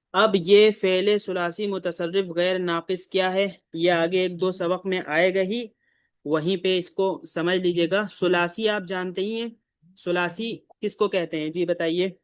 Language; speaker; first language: Urdu; native; Urdu